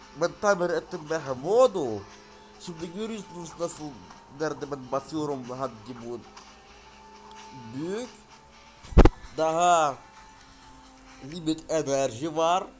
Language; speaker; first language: Turkish; non-native, learner; Russian